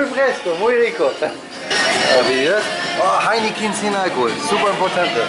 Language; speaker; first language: Spanish; non-native, learner; German